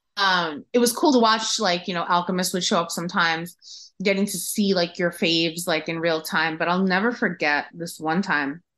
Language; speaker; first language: English; native; English